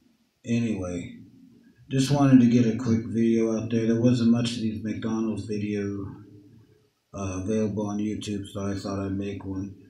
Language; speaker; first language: English; native; English